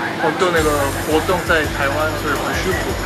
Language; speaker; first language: Chinese; non-native, learner; Korean